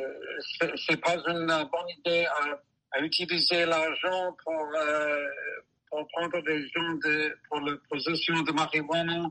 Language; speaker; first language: French; non-native, fluent; English